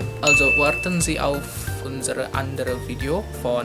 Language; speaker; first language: German; non-native, learner; Indonesian